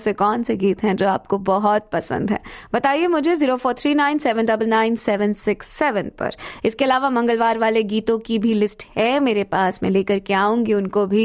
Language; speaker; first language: Hindi; native; Hindi